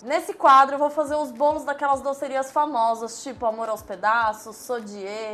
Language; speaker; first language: Portuguese; native; Portuguese